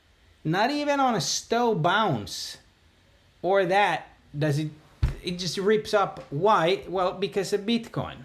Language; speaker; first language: English; native; English